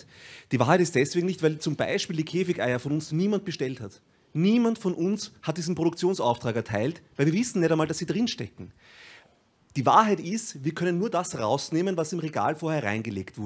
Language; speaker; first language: German; native; German